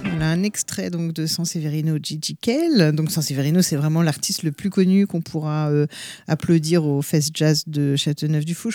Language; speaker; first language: French; native; French